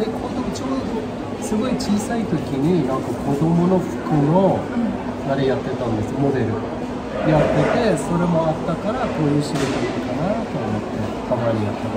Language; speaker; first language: Japanese; non-native, fluent; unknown